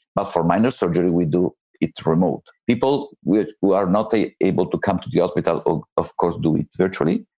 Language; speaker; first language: English; non-native, fluent; Italian